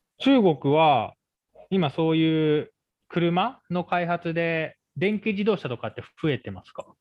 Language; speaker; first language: Japanese; native; Japanese